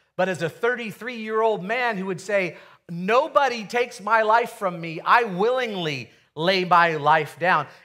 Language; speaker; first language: English; native; English